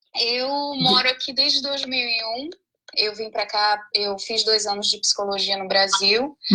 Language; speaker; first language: Portuguese; native; Portuguese